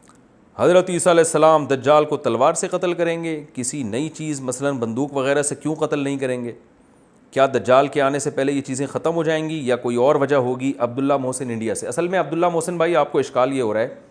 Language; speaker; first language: Urdu; native; Urdu